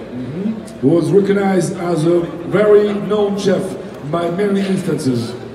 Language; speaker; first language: English; non-native, fluent; French